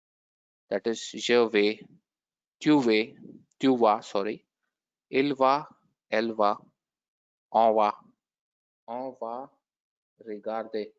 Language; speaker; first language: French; non-native, learner; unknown